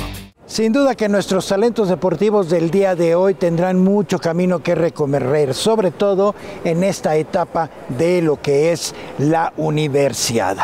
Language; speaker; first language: Spanish; native; Spanish